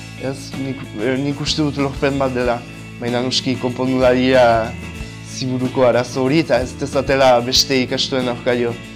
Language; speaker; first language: Basque; non-native, local second language; French